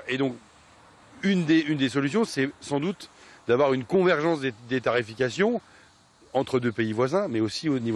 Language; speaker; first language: French; native; French